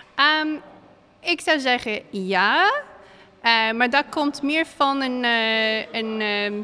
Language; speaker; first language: Dutch; non-native, fluent; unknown